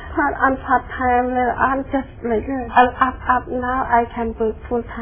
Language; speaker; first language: English; non-native, learner; Khmer